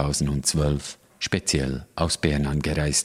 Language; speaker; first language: German; native; German